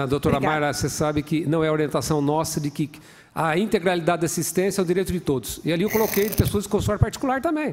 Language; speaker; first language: Portuguese; native; Portuguese